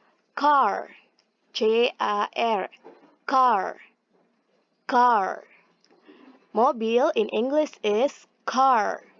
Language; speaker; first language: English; non-native, fluent; Indonesian